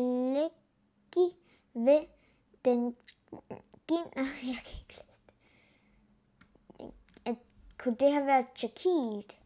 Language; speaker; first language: Danish; early bilingual, other home language; Spanish